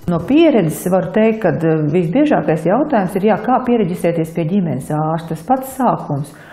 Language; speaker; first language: Latvian; non-native, local second language; Russian